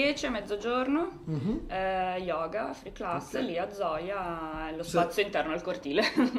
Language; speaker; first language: Italian; native; Italian